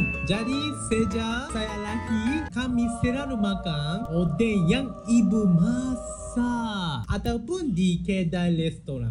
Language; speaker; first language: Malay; non-native, learner; Japanese